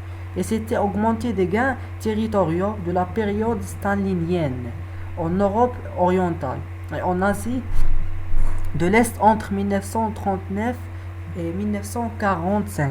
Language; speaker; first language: French; non-native, learner; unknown